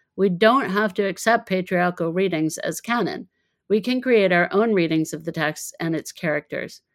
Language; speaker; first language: English; native; English